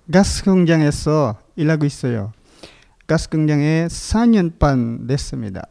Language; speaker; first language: Korean; non-native, learner; Iloko